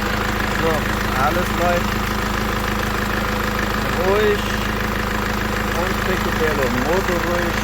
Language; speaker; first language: German; non-native, learner; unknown